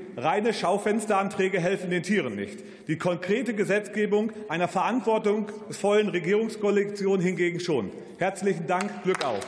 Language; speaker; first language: German; native; German